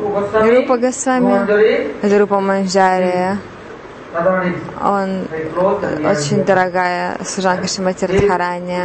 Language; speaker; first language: Russian; non-native, learner; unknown